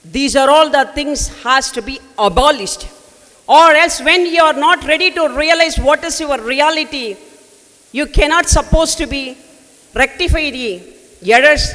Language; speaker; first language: English; non-native, local second language; Tamil